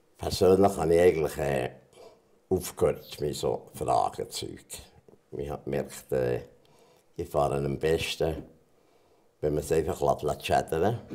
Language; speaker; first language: German; native; German